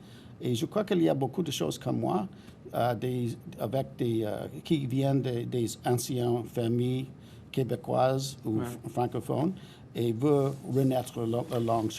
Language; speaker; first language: French; non-native, fluent; English